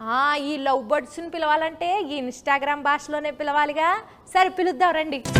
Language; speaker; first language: Telugu; native; Telugu